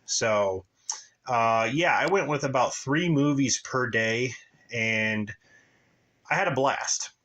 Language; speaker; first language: English; native; English